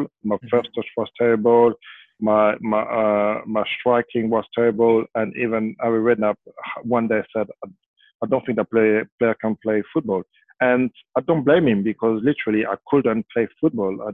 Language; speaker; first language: English; non-native, fluent; French